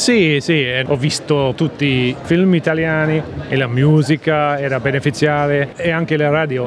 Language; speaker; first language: Italian; non-native, learner; English